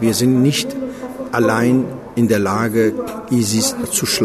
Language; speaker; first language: German; non-native, fluent; Kurdish